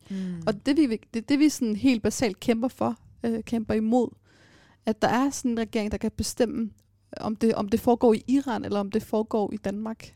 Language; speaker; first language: Danish; early bilingual, other home language; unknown